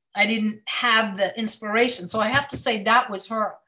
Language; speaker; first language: English; native; English